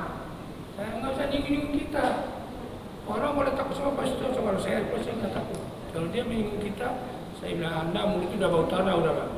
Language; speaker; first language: Indonesian; non-native, local second language; Tetum